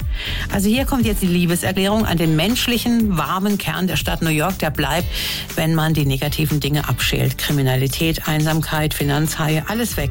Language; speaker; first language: German; native; German